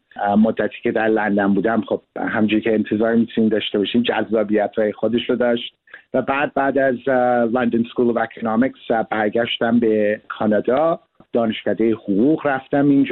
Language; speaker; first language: Persian; early bilingual, heritage; Persian